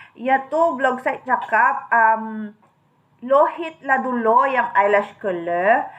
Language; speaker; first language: Malay; non-native, learner; Filipino